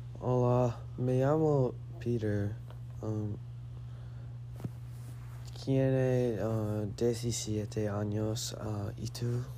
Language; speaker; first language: Spanish; non-native, learner; English